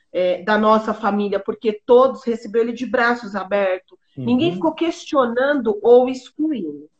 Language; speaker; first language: Portuguese; native; Portuguese